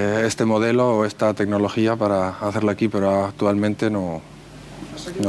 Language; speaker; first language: Spanish; native; Spanish